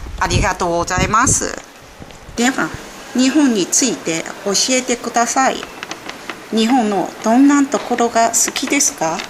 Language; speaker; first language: Japanese; native; Japanese